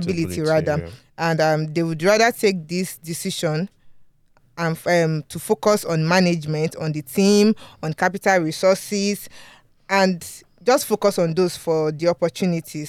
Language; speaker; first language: English; non-native, local second language; Yoruba